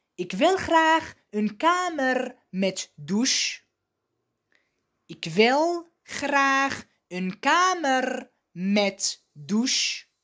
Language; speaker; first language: Dutch; non-native, fluent; Arabic